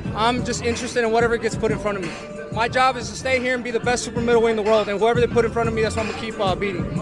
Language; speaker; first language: English; early bilingual, other home language; Spanish